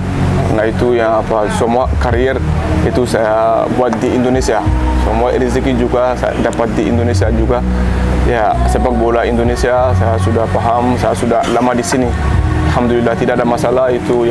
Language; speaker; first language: Indonesian; non-native, learner; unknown